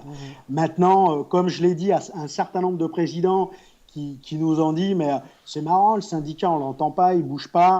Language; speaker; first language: French; native; French